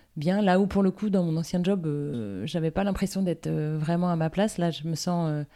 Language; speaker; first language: French; native; French